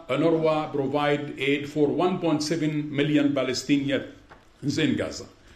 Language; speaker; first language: English; non-native, fluent; Arabic